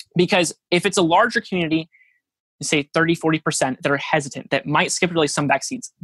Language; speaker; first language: English; native; English